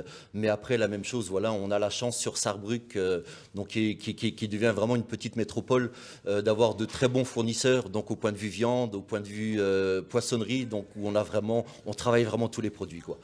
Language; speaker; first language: French; native; French